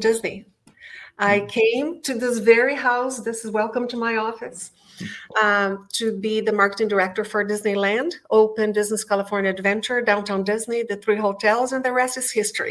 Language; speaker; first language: English; non-native, fluent; Portuguese